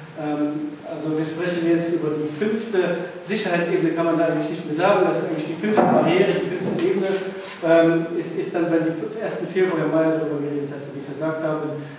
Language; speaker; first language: German; non-native, local second language; Luxembourgish